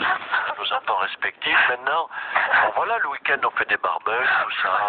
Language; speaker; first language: French; native; French